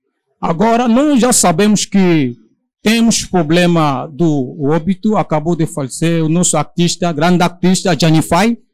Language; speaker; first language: Portuguese; non-native, learner; Lingala